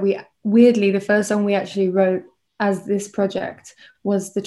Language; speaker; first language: English; native; English